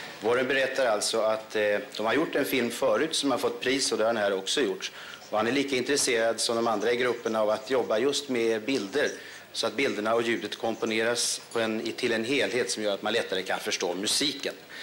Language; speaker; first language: Swedish; native; Swedish